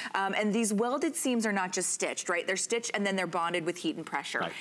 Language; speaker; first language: English; native; English